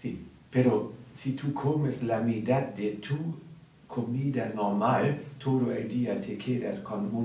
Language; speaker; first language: Spanish; non-native, learner; German